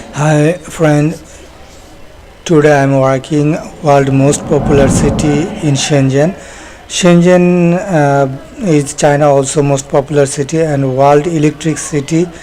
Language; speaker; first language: English; non-native, learner; Bangla